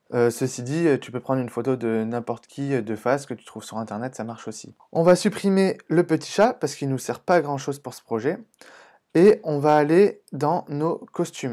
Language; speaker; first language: French; native; French